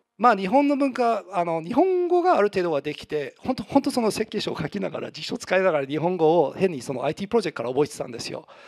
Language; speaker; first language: Japanese; non-native, fluent; English